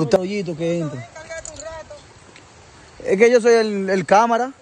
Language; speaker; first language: Spanish; native; Spanish